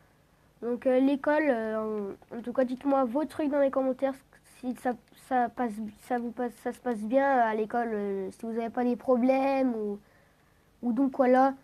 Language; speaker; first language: French; native; French